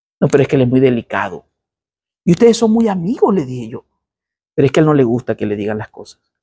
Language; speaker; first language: Spanish; native; Spanish